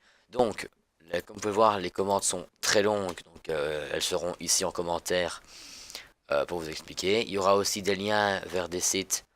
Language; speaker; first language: French; native; French